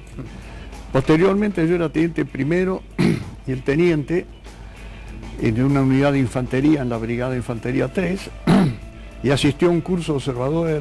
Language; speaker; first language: Spanish; native; Spanish